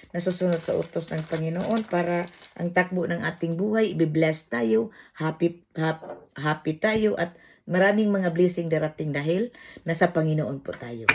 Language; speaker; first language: Filipino; non-native, local second language; Cebuano